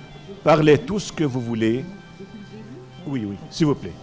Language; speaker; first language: French; non-native, fluent; Arabic